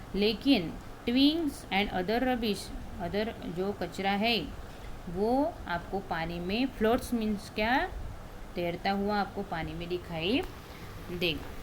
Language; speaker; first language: Hindi; non-native, local second language; Marathi